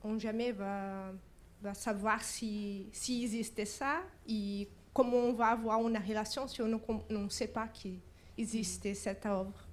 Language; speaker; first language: French; non-native, learner; Portuguese